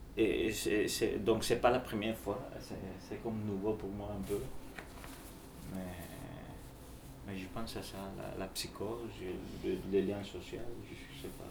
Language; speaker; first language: French; non-native, fluent; Spanish